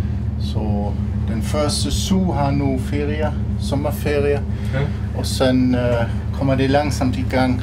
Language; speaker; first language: Danish; non-native, learner; German